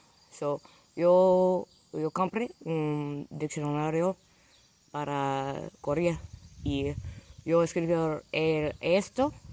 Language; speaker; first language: Spanish; non-native, learner; English